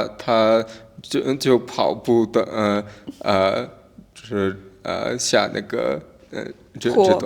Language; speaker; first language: Chinese; non-native, learner; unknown